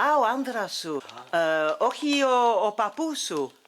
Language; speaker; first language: Greek; non-native, learner; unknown